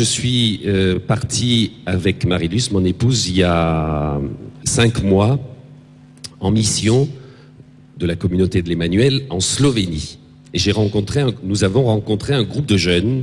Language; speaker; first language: French; native; French